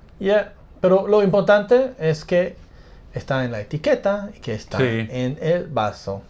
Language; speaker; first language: Spanish; non-native, fluent; English